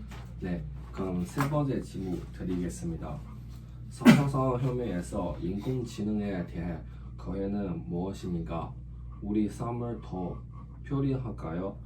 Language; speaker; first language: Korean; non-native, learner; Chinese